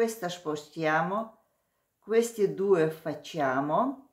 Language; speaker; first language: Italian; non-native, learner; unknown